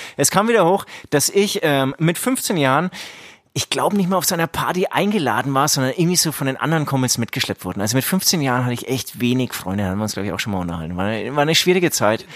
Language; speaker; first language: German; early bilingual, other home language; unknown